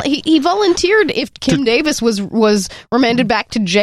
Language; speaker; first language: English; native; English